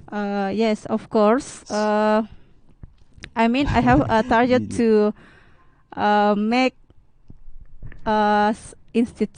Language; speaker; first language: English; non-native, learner; Indonesian